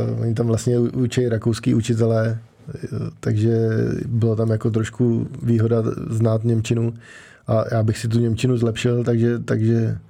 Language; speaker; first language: Czech; native; Czech